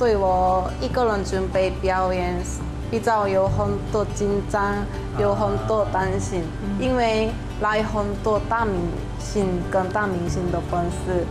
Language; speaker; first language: Chinese; non-native, learner; Korean